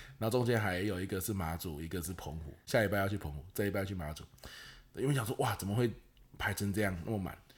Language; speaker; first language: Chinese; native; Chinese